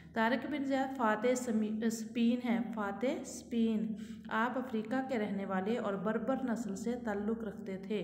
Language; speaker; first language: Hindi; non-native, local second language; Punjabi